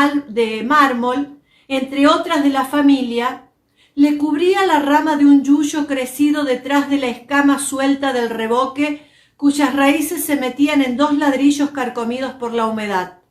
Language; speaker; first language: Spanish; native; Spanish